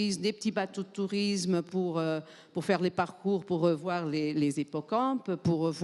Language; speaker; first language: French; non-native, fluent; Portuguese